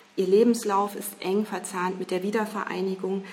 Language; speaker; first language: German; native; German